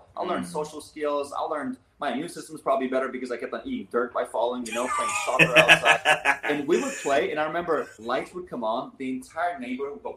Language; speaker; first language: English; early bilingual, other home language; Armenian